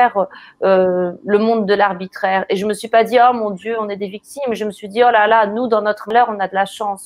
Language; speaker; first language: French; native; French